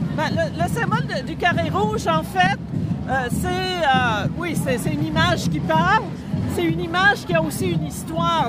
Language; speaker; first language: French; native; French